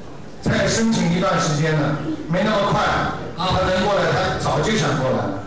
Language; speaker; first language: Chinese; native; Chinese